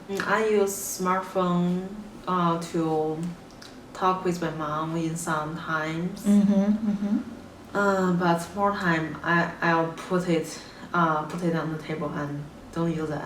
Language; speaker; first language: English; non-native, learner; Chinese